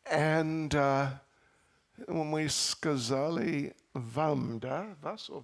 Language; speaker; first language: Russian; non-native, learner; English